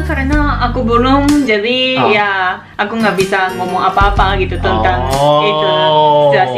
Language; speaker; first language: Indonesian; non-native, learner; Japanese